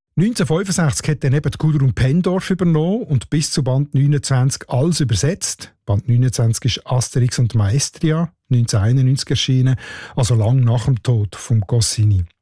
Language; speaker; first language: German; native; German